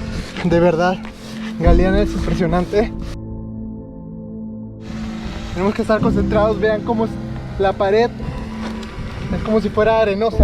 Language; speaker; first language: Spanish; native; Spanish